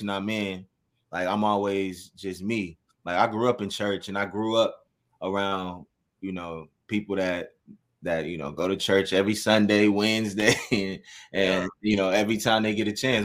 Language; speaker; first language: English; native; English